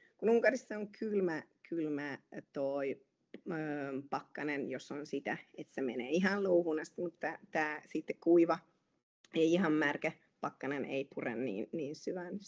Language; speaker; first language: Finnish; non-native, fluent; Hungarian